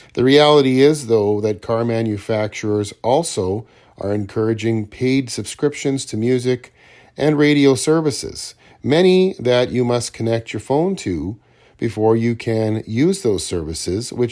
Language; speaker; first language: English; native; English